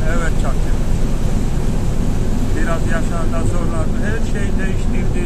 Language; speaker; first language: Turkish; non-native, learner; Georgian